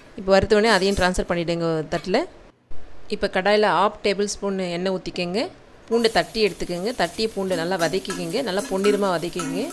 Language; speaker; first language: Tamil; native; Tamil